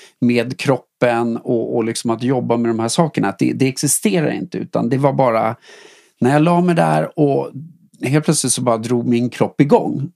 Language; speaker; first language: Swedish; native; Swedish